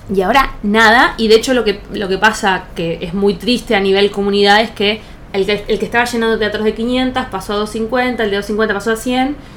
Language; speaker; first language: Spanish; native; Spanish